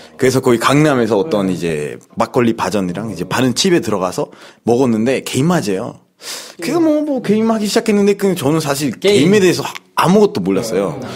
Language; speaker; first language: Korean; non-native, fluent; Spanish